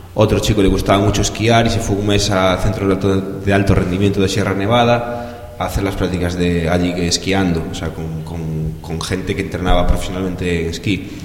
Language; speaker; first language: Spanish; non-native, local second language; Galician